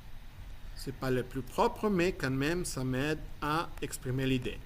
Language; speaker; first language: French; non-native, fluent; Spanish